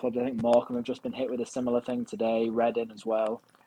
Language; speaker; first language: English; native; English